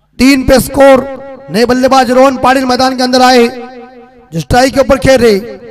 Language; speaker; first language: Hindi; non-native, local second language; Marathi